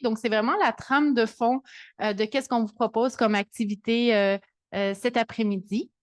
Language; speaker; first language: French; native; French